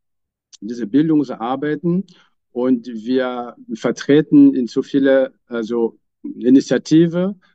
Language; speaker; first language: German; non-native, fluent; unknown